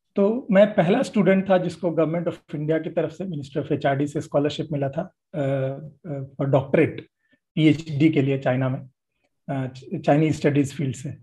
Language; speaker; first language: Hindi; native; Hindi